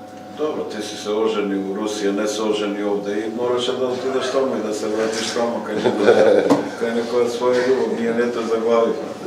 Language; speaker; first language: Macedonian; native; Macedonian